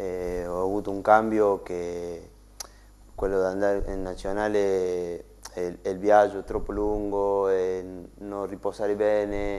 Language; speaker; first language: Italian; non-native, learner; Spanish